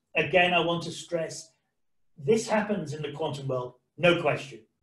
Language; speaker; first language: English; native; English